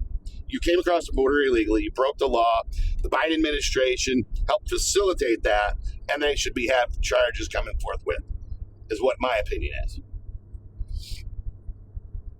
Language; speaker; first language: English; native; English